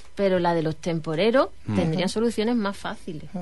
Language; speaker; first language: Spanish; native; Spanish